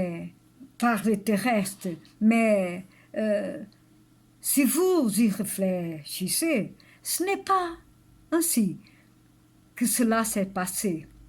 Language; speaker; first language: French; non-native, learner; Portuguese